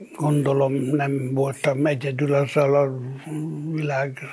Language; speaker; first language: Hungarian; native; Hungarian